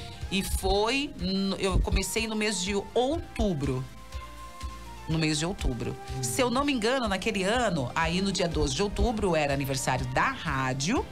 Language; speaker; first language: Portuguese; native; Portuguese